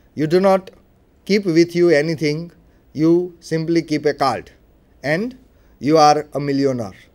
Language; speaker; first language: English; non-native, local second language; Gujarati